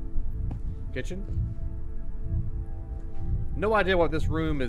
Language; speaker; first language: English; native; English